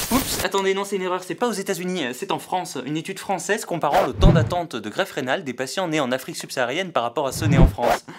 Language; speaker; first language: French; native; French